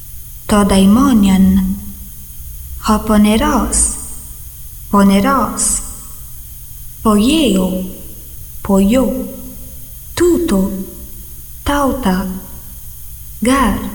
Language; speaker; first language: Greek; non-native, fluent; Portuguese